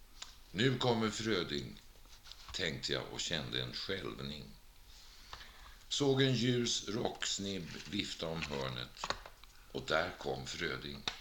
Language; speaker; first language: Swedish; native; Swedish